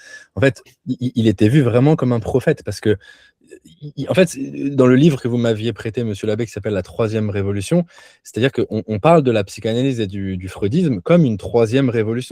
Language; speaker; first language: French; native; French